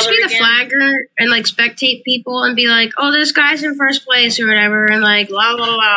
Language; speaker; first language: English; native; English